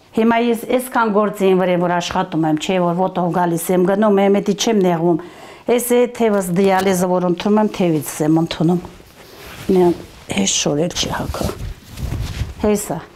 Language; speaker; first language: Armenian; native; Armenian